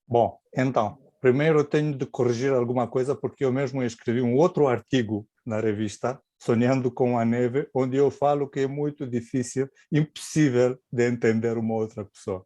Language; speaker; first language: Portuguese; non-native, fluent; Romanian